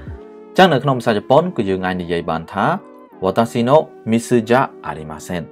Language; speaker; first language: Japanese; non-native, learner; Khmer